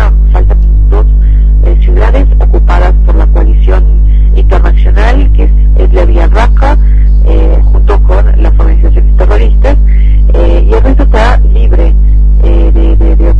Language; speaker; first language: Spanish; early bilingual, other home language; Arabic